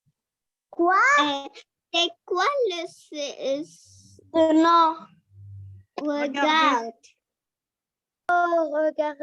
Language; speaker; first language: French; non-native, learner; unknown